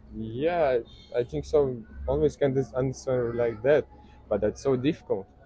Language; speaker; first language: English; non-native, learner; Russian